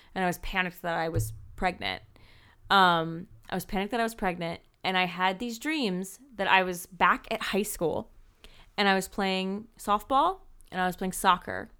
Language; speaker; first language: English; native; English